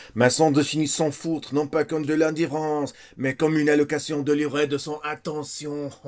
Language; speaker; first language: French; non-native, learner; English